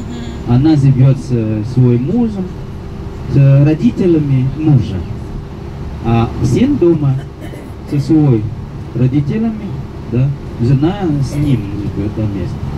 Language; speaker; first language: Russian; non-native, fluent; Balinese